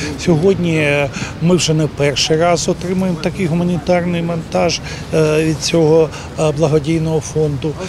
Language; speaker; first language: Ukrainian; native; Ukrainian